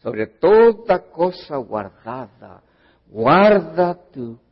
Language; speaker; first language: Spanish; early bilingual, heritage; Spanish